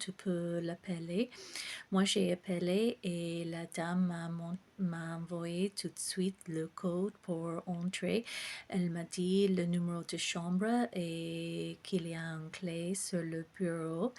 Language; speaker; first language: French; non-native, fluent; English